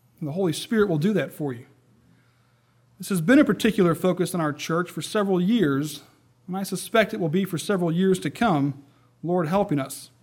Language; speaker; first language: English; native; English